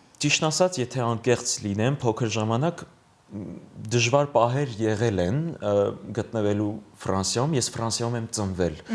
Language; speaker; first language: Armenian; early bilingual, heritage; Armenian